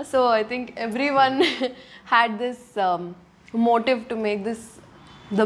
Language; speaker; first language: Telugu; non-native, local second language; Urdu